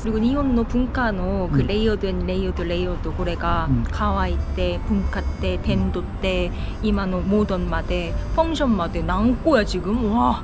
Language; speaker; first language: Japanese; non-native, learner; Korean